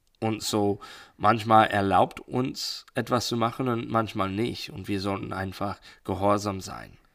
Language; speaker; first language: German; non-native, learner; English